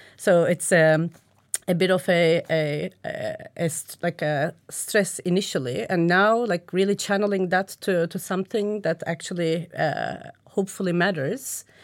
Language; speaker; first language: English; non-native, fluent; Turkish